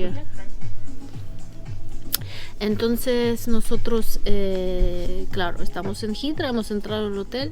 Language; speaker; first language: Spanish; non-native, fluent; Russian